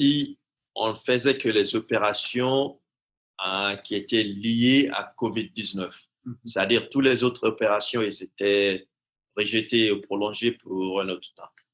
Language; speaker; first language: French; non-native, fluent; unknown